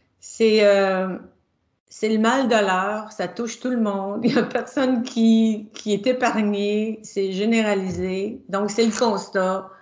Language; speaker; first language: French; native; French